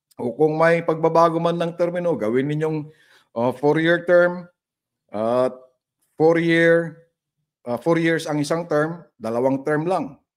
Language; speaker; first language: Filipino; non-native, local second language; Iloko